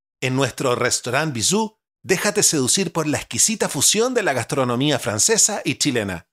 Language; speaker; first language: Spanish; native; Spanish